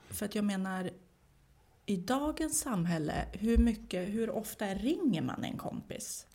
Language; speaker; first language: Swedish; early bilingual, other home language; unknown